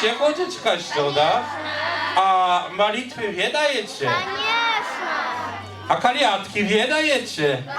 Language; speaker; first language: Polish; non-native, learner; Belarusian